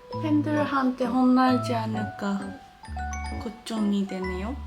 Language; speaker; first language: Korean; non-native, learner; Japanese